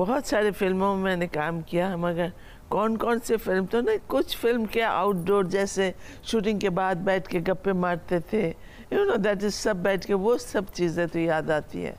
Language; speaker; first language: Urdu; non-native, fluent; Bangla